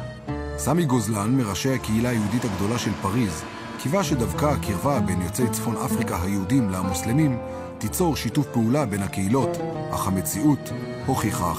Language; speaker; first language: Hebrew; native; Hebrew